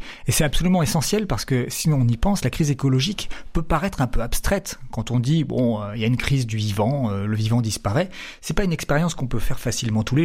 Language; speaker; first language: French; native; French